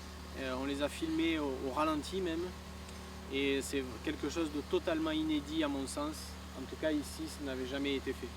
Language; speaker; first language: French; native; French